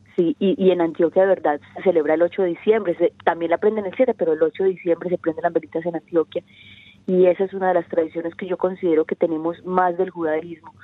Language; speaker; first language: Spanish; native; Spanish